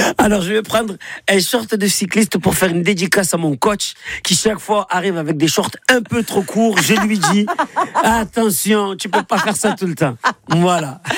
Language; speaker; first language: French; native; French